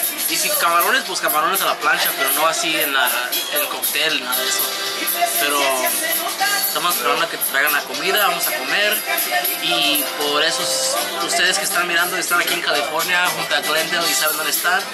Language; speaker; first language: Spanish; early bilingual, heritage; Spanish